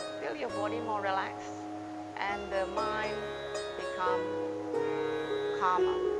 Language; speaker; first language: English; non-native, fluent; Indonesian